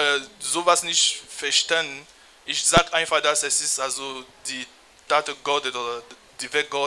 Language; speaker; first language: German; non-native, learner; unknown